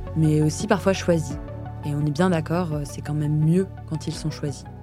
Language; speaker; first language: French; native; French